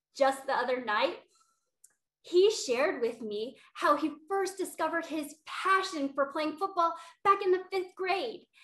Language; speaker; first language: English; native; English